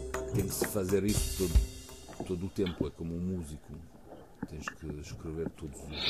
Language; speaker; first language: Portuguese; early bilingual, heritage; French